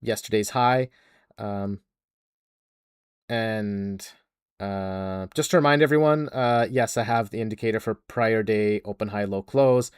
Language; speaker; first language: English; native; English